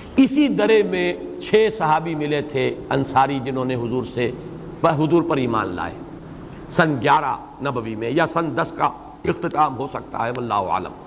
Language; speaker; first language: Urdu; native; Urdu